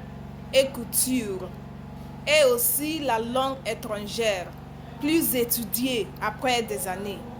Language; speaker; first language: French; non-native, learner; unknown